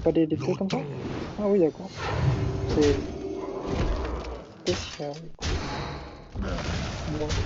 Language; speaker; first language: French; native; French